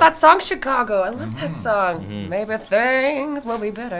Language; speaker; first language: English; native; English